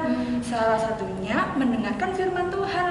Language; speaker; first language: Indonesian; native; Indonesian